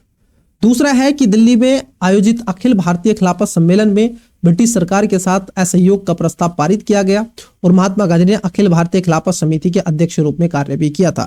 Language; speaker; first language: Hindi; native; Hindi